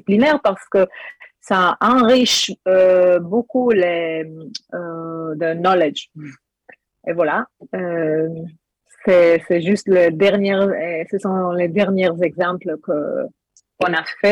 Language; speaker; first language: French; non-native, learner; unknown